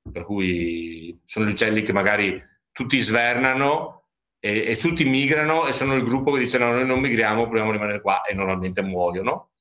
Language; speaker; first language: Italian; native; Italian